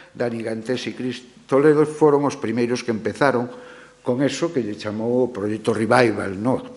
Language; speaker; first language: Galician; non-native, local second language; Spanish